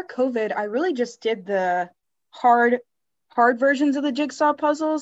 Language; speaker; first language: English; native; English